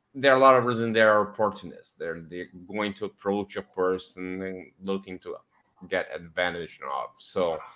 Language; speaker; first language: English; non-native, fluent; Portuguese